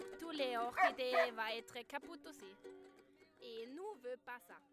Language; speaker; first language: French; non-native, learner; German